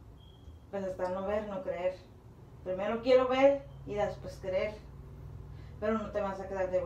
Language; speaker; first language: Spanish; native; Spanish